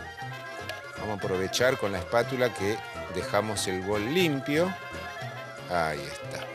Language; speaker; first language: Spanish; native; Spanish